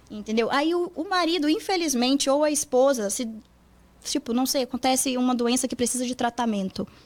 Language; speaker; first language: Portuguese; native; Portuguese